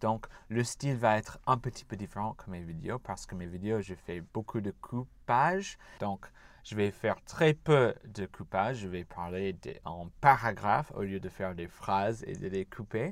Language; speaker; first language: French; non-native, fluent; English